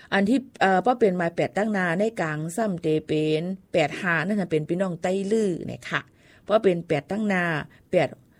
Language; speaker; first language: Thai; native; Thai